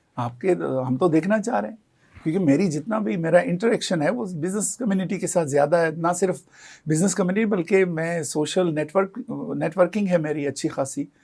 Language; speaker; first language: Urdu; non-native, local second language; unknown